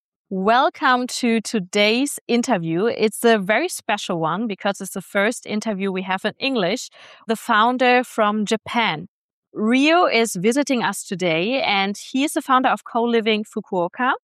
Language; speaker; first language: English; non-native, fluent; German